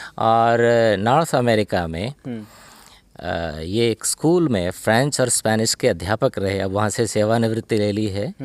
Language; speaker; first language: Hindi; native; Hindi